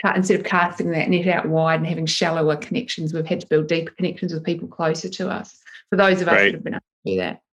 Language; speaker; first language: English; native; English